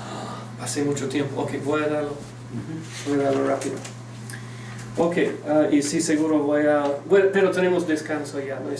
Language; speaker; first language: Spanish; non-native, fluent; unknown